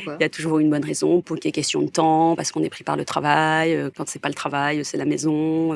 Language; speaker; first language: French; native; French